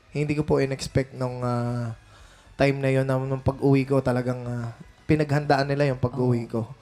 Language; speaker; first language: Filipino; native; Filipino